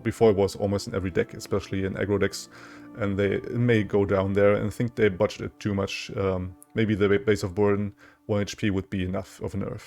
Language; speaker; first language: English; non-native, fluent; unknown